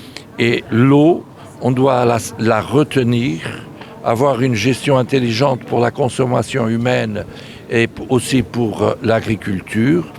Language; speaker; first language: French; non-native, fluent; Portuguese